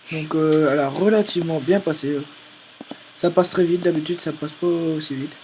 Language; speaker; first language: French; native; French